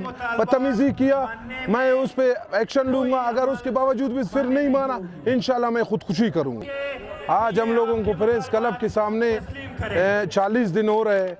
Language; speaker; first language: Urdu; non-native, local second language; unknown